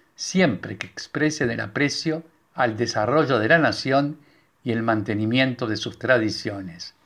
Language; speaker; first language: Spanish; non-native, local second language; Hungarian